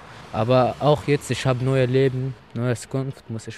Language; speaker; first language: German; non-native, learner; Arabic